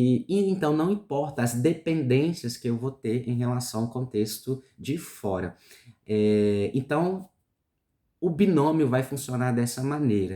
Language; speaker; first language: Portuguese; native; Portuguese